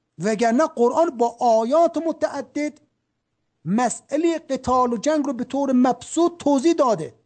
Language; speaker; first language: Persian; native; Persian